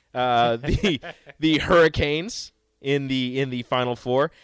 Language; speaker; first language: English; native; English